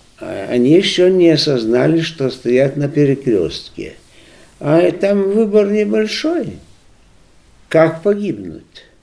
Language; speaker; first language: Russian; non-native, local second language; Lithuanian